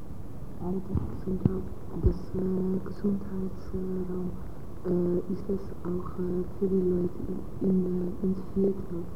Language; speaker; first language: German; non-native, learner; Dutch